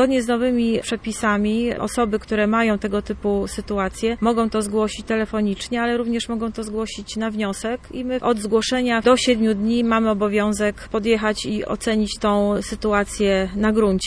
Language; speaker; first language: Polish; native; Polish